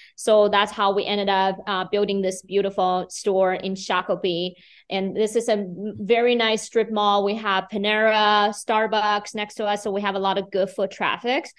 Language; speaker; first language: English; non-native, fluent; Chinese